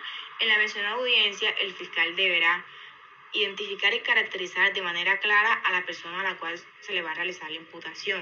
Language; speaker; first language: Spanish; native; Spanish